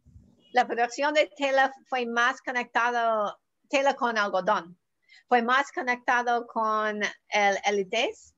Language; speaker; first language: Spanish; non-native, learner; English